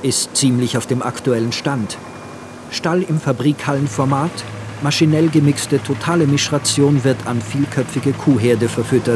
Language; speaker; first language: German; native; German